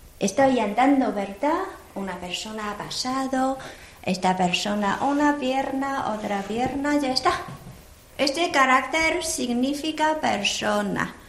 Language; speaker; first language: Spanish; non-native, fluent; Chinese